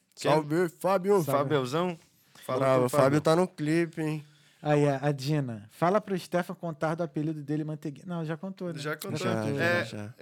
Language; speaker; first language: Portuguese; non-native, fluent; English